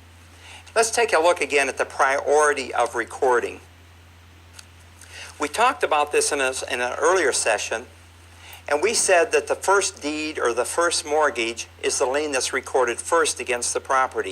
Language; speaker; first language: English; native; English